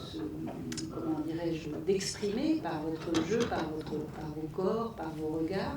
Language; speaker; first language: French; native; French